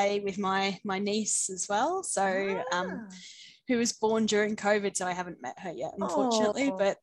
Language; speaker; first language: English; native; English